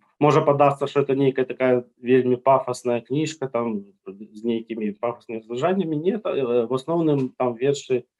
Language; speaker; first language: Belarusian; native; Belarusian